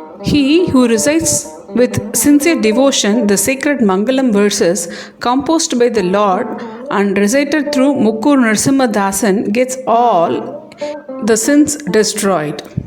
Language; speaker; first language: English; non-native, local second language; Tamil